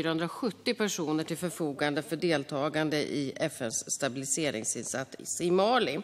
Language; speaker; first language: Swedish; native; Swedish